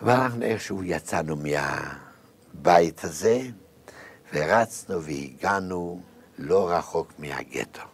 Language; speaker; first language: Hebrew; non-native, fluent; Yiddish